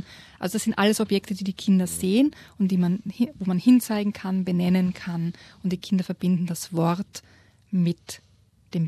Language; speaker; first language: German; native; German